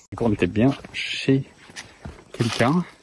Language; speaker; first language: French; native; French